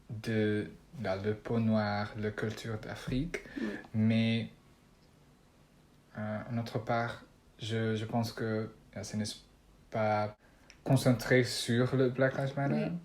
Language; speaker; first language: French; non-native, learner; Dutch